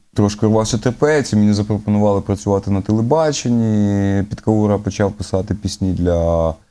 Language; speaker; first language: Ukrainian; native; Ukrainian